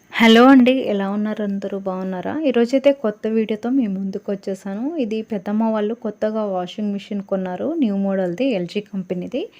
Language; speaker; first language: Telugu; native; Telugu